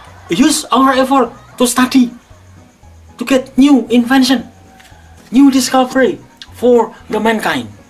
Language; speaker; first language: English; non-native, learner; Indonesian